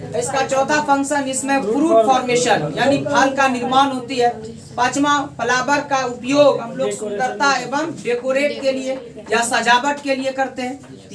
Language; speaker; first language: Hindi; native; Hindi